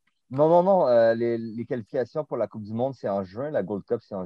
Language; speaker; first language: French; native; French